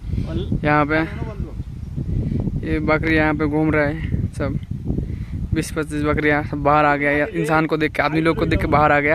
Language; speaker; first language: Hindi; non-native, local second language; Bangla